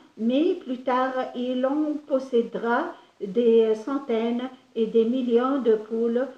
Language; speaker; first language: French; non-native, local second language; Arabic